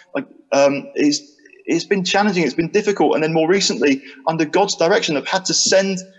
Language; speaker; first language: English; native; English